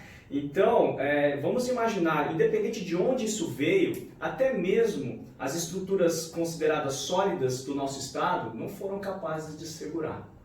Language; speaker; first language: Portuguese; native; Portuguese